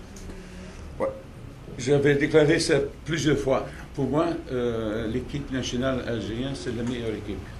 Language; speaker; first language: French; non-native, local second language; Dutch